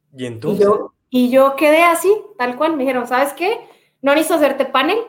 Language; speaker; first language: Spanish; native; Spanish